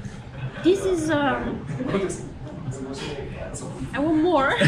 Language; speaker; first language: English; non-native, fluent; Italian